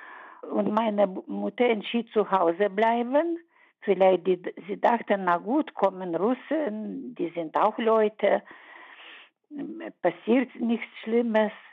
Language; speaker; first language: German; early bilingual, heritage; German